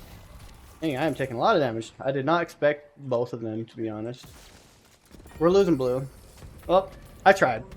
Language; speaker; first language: English; native; English